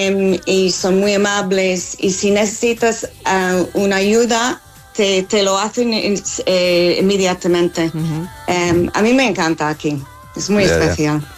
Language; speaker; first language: Spanish; non-native, fluent; English